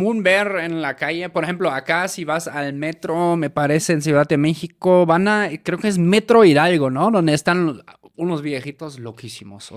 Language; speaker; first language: Spanish; native; Spanish